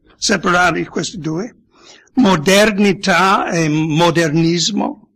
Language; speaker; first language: Italian; non-native, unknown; English